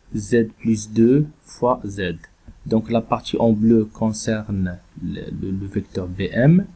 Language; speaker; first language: French; non-native, local second language; Arabic